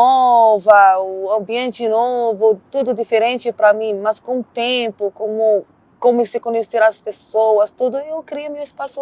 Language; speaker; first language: Portuguese; non-native, learner; Arabic